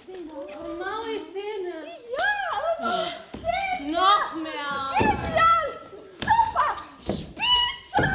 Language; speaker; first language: German; non-native, fluent; Portuguese